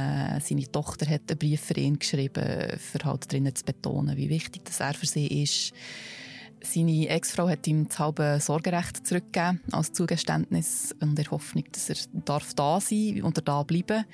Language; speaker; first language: German; native; German